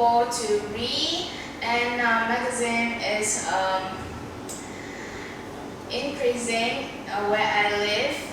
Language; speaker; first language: English; non-native, learner; Vietnamese